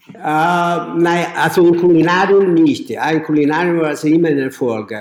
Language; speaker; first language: German; non-native, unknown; Italian